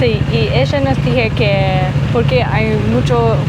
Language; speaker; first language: Spanish; non-native, learner; English